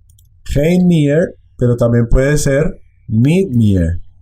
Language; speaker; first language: Dutch; non-native, learner; Spanish